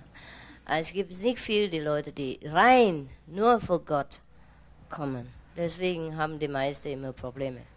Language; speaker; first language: German; non-native, fluent; Vietnamese